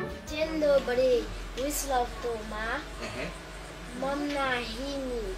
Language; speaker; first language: Polish; non-native, learner; French